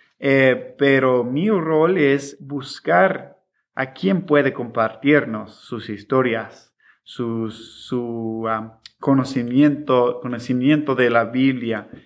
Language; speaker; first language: Spanish; non-native, fluent; English